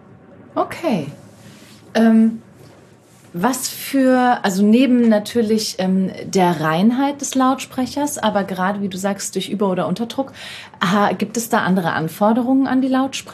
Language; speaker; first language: German; native; German